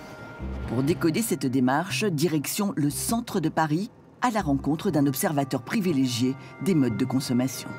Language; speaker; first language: French; native; French